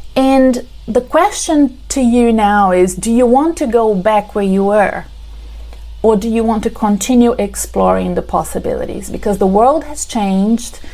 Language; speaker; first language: English; non-native, fluent; Portuguese